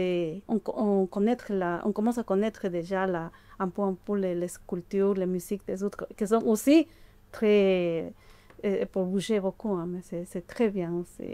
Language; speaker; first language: French; non-native, fluent; Spanish